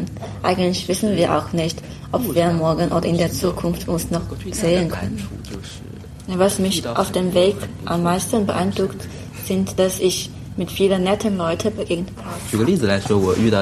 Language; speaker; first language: German; non-native, fluent; Chinese